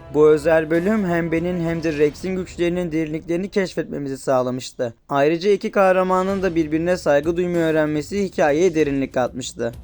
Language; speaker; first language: Turkish; native; Turkish